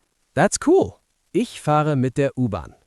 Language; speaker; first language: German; non-native, learner; English